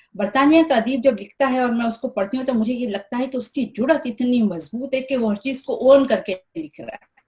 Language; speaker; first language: Urdu; non-native, local second language; Sindhi